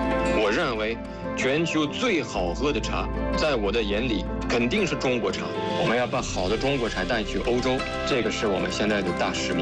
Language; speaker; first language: Chinese; non-native, fluent; French